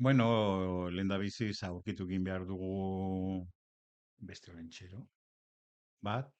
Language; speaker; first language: Basque; non-native, local second language; Spanish